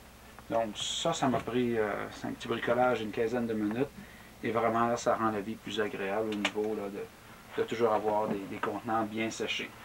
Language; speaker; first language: French; native; French